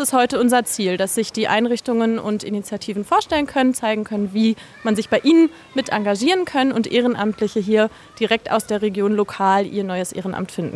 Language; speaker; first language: German; native; German